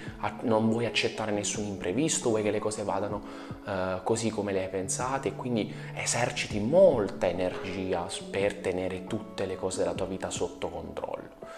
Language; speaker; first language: Italian; native; Italian